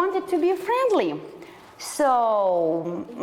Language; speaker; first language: English; non-native, fluent; Russian